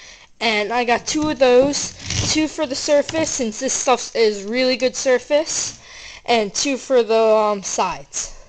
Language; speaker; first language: English; native; English